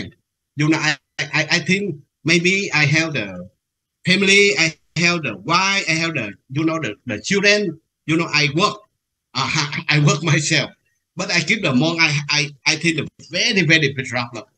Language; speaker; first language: English; non-native, learner; Vietnamese